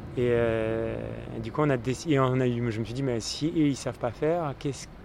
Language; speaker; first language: French; non-native, fluent; Polish